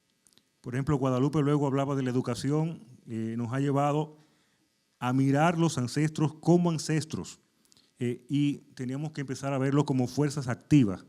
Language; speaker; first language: Spanish; native; Spanish